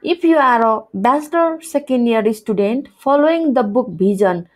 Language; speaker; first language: English; non-native, local second language; Nepali